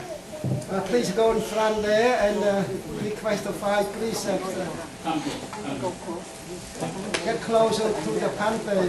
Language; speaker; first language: English; non-native, fluent; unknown